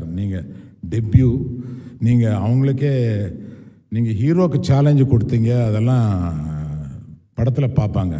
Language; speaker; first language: Tamil; non-native, local second language; Telugu